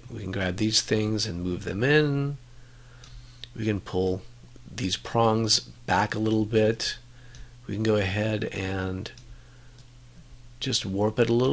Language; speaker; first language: English; native; English